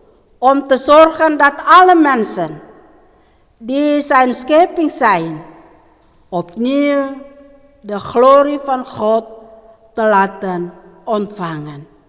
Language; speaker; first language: Dutch; non-native, learner; Indonesian